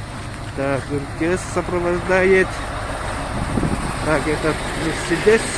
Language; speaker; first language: Russian; non-native, local second language; Yakut